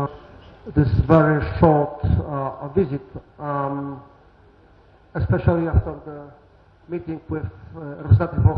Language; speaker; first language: English; non-native, learner; Polish